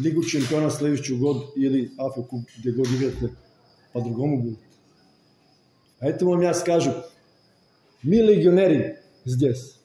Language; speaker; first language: Russian; non-native, fluent; Serbian